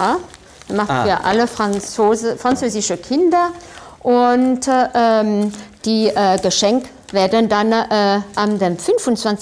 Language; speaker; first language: German; non-native, fluent; French